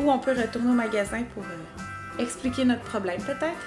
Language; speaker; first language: French; native; French